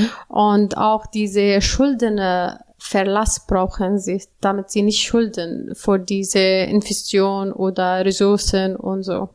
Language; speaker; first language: German; non-native, learner; Arabic